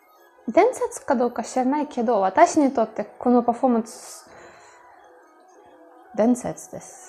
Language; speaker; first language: Japanese; non-native, fluent; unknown